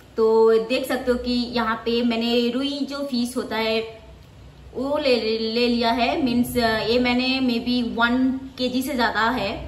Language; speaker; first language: Hindi; non-native, local second language; Bangla